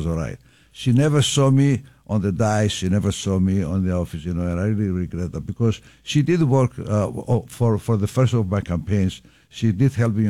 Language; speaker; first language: English; non-native, fluent; Greek